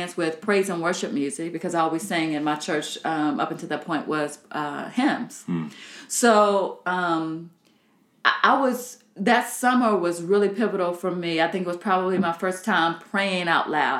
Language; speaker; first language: English; native; English